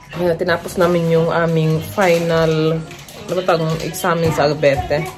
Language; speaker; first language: Filipino; non-native, local second language; Cebuano